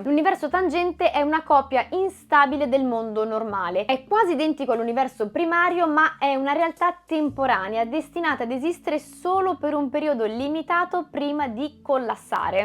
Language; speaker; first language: Italian; native; Italian